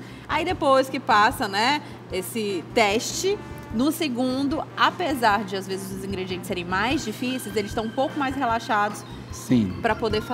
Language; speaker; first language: Portuguese; native; Portuguese